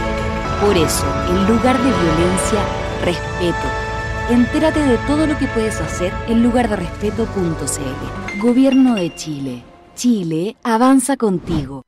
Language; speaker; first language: Spanish; native; Spanish